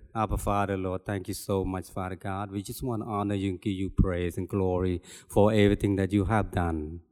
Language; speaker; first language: English; non-native, fluent; Khmer